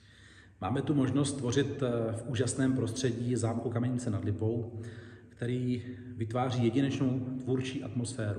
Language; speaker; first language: Czech; native; Czech